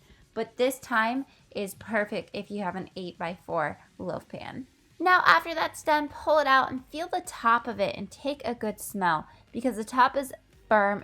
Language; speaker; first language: English; native; English